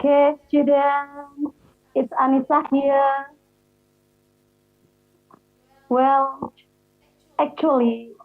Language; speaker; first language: English; non-native, fluent; Indonesian